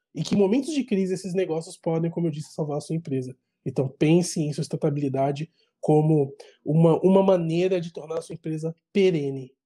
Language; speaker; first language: Portuguese; native; Portuguese